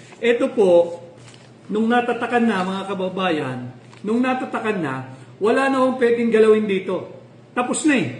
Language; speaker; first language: Filipino; native; Filipino